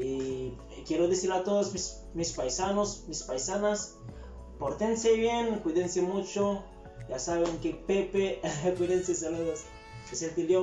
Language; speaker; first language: Spanish; non-native, fluent; Haitian Creole